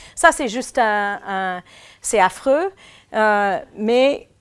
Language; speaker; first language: French; non-native, fluent; English